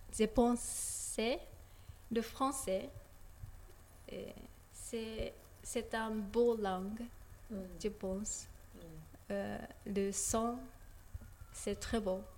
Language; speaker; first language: French; non-native, learner; Japanese